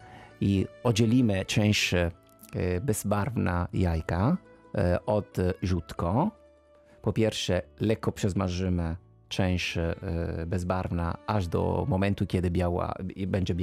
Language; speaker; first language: Polish; non-native, fluent; Italian